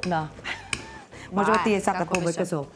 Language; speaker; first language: Macedonian; non-native, learner; Filipino